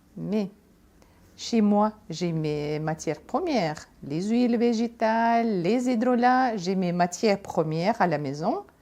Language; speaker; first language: French; non-native, fluent; Russian